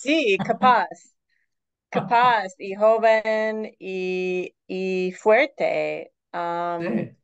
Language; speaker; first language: Spanish; non-native, learner; English